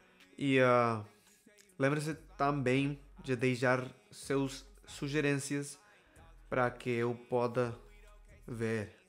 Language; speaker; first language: Portuguese; non-native, learner; Spanish